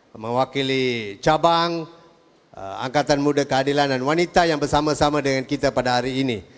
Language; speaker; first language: Malay; non-native, local second language; Tamil